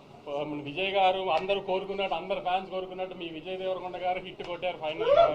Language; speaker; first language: Telugu; native; Telugu